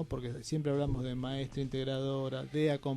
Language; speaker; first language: Spanish; native; Spanish